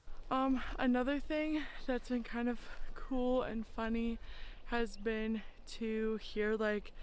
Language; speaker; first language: English; native; English